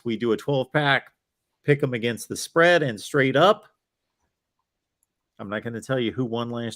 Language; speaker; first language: English; native; English